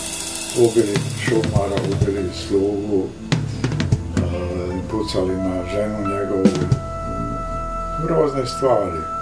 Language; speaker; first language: Serbian; native; Serbian